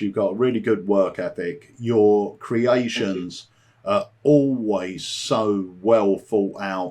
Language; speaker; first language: English; native; English